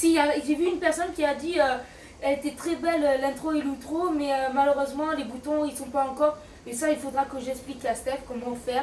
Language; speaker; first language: French; native; French